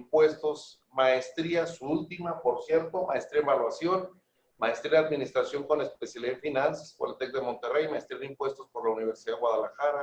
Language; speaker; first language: Spanish; native; Spanish